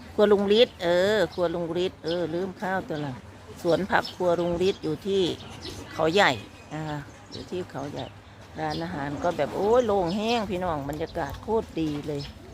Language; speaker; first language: Thai; native; Thai